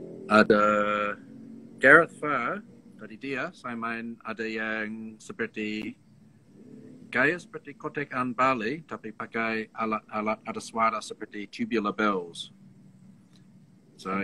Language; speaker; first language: Indonesian; non-native, learner; English